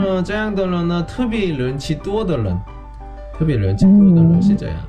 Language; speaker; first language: Chinese; non-native, learner; Korean